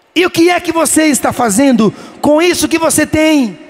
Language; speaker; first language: Portuguese; native; Portuguese